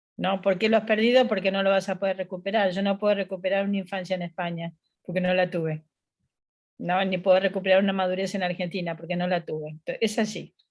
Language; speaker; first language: Spanish; native; Spanish